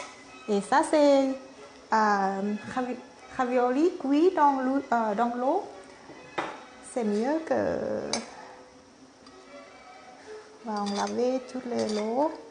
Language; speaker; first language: French; non-native, learner; Thai